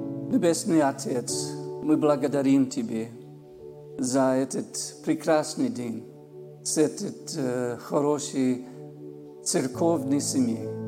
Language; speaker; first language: Russian; non-native, learner; English